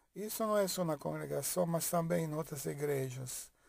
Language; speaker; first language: Portuguese; non-native, fluent; Italian